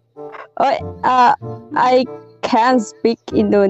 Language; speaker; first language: English; non-native, learner; Lao